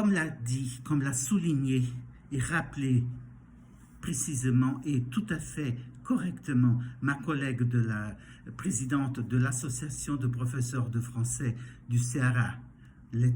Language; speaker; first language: French; non-native, fluent; Portuguese